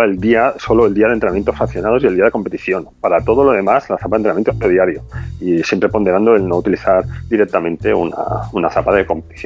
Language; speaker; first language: Spanish; native; Spanish